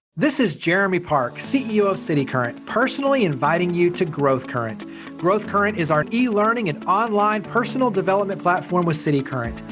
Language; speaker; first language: English; native; English